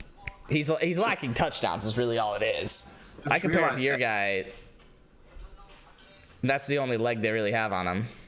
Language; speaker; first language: English; native; English